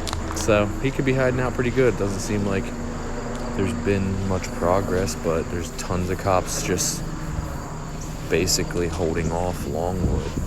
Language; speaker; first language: English; native; English